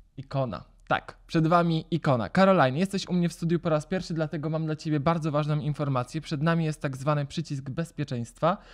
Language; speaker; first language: Polish; native; Polish